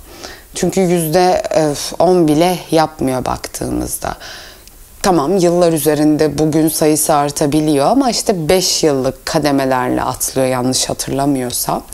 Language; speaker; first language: Turkish; early bilingual, heritage; Turkish